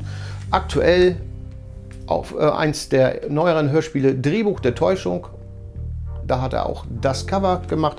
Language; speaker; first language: German; native; German